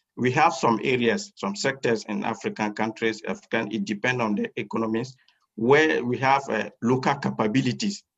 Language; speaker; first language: English; non-native, fluent; French